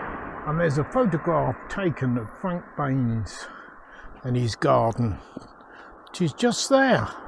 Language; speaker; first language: English; native; English